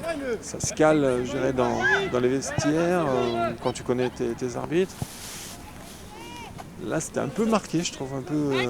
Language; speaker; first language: French; native; French